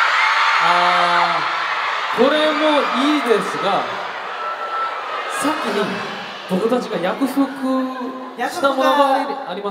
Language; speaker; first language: Japanese; non-native, learner; Korean